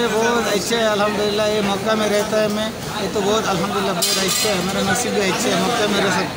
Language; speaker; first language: Hindi; non-native, learner; Bangla